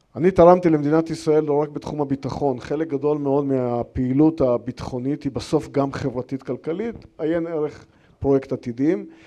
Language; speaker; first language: Hebrew; early bilingual, other home language; Persian